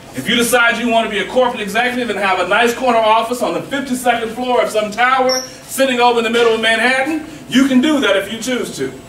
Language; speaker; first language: English; native; English